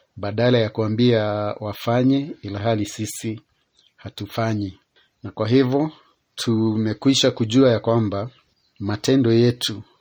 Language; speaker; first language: Swahili; non-native, local second language; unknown